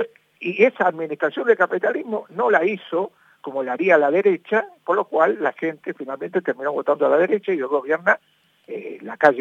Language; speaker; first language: Spanish; native; Spanish